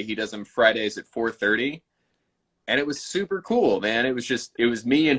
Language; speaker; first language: English; native; English